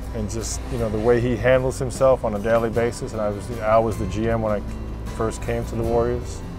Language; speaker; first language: English; native; English